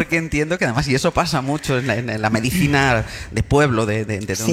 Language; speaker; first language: Spanish; native; Spanish